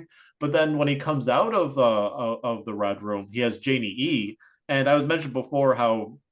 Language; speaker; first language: English; native; English